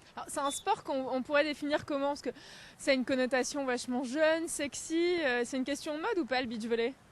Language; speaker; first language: French; native; French